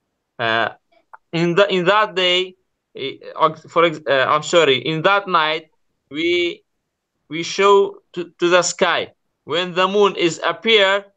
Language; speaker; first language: English; non-native, learner; Kurdish